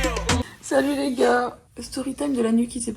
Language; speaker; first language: French; native; French